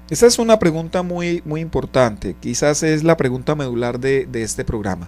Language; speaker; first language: Spanish; native; Spanish